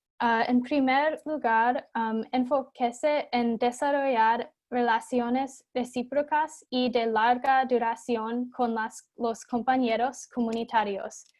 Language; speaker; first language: Spanish; non-native, fluent; English